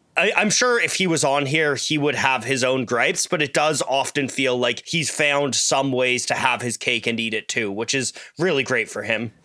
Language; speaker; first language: English; native; English